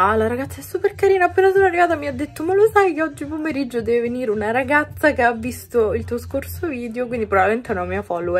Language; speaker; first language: Italian; native; Italian